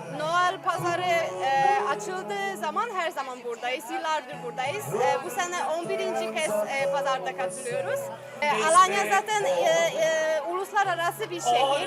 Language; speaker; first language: Turkish; non-native, fluent; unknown